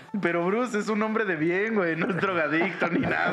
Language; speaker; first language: Spanish; native; Spanish